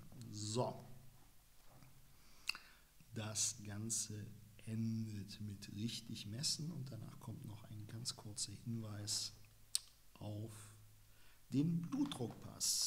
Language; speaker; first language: German; native; German